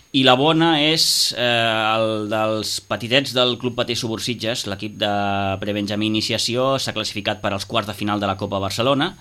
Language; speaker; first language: Catalan; native; Catalan